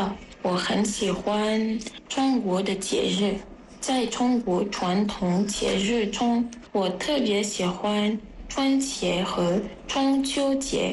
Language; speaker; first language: Chinese; non-native, learner; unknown